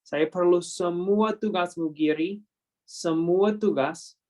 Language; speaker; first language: Indonesian; non-native, learner; English